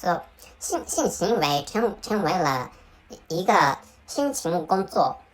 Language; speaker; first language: Chinese; non-native, learner; Japanese